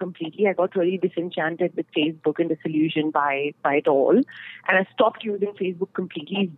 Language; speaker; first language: English; non-native, local second language; Hindi